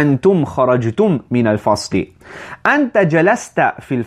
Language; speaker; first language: Arabic; non-native, fluent; English